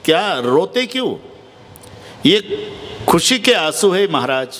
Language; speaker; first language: Hindi; non-native, local second language; Marathi